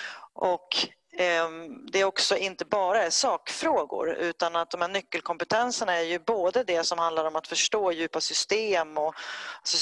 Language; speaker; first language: Swedish; native; Swedish